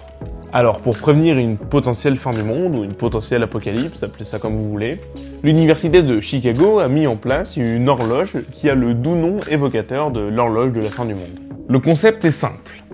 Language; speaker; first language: French; native; French